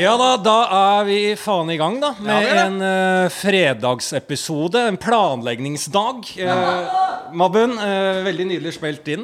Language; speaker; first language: Norwegian; native; Norwegian